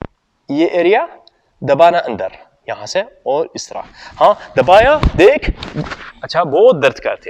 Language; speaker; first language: Hindi; non-native, learner; Arabic